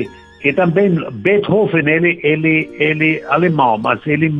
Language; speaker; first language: Portuguese; non-native, learner; German